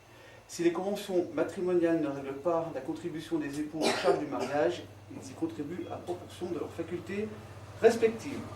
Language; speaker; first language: French; native; French